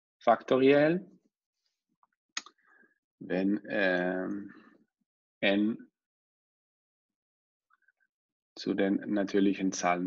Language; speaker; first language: German; non-native, fluent; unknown